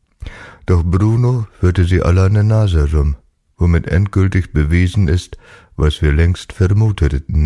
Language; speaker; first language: German; native; German